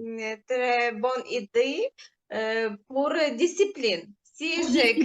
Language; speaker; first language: French; non-native, learner; Ukrainian